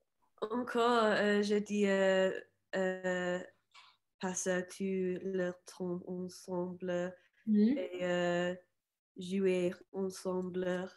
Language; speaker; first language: French; non-native, learner; English